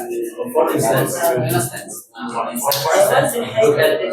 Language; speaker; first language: English; non-native, learner; Indonesian